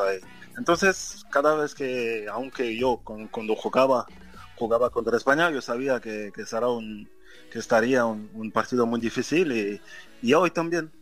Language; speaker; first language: Spanish; non-native, fluent; French